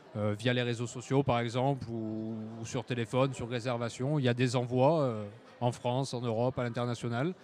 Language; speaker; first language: French; native; French